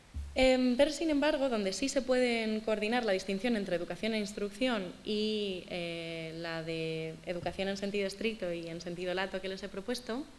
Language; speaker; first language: Spanish; native; Spanish